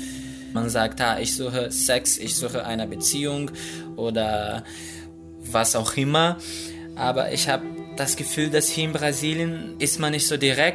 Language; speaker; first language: German; non-native, fluent; Portuguese